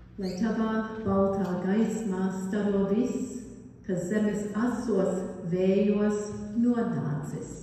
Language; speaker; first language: Latvian; early bilingual, heritage; Latvian